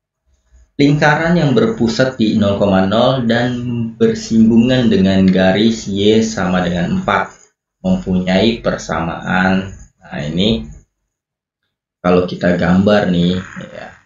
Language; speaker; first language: Indonesian; native; Indonesian